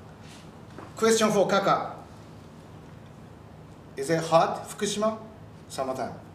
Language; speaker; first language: English; non-native, learner; Japanese